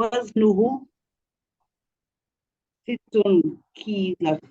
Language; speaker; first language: Arabic; non-native, learner; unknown